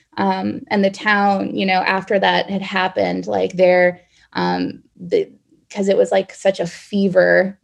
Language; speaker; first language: English; native; English